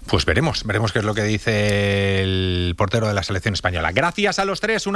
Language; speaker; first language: Spanish; native; Spanish